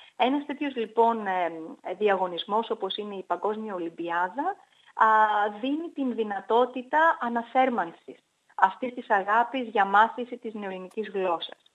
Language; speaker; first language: Greek; native; Greek